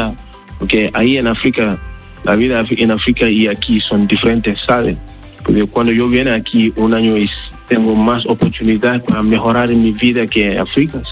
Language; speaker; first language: Spanish; non-native, learner; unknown